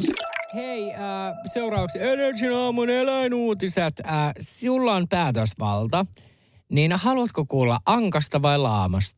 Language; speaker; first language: Finnish; native; Finnish